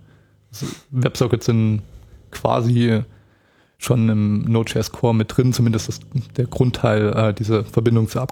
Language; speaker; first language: German; native; German